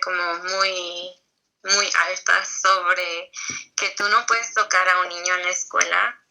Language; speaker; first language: Spanish; early bilingual, heritage; Spanish